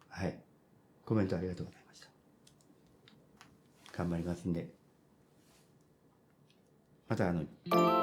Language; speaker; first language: Japanese; native; Japanese